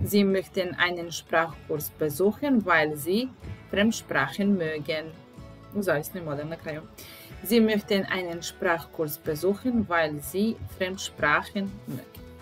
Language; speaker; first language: German; non-native, fluent; Serbian